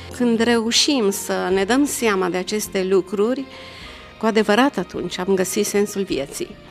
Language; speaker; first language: Romanian; native; Romanian